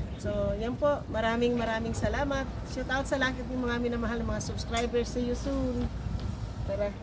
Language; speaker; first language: Filipino; non-native, local second language; Cebuano